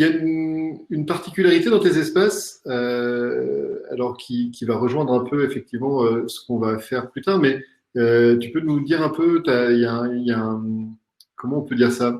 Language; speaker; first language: French; native; French